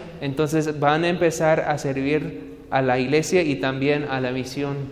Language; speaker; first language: Spanish; non-native, fluent; English